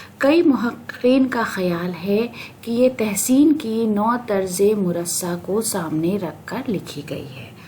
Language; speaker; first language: Urdu; native; Urdu